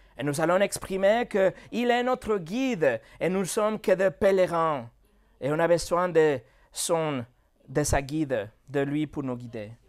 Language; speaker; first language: French; non-native, fluent; Spanish